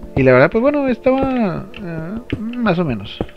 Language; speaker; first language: Spanish; native; Spanish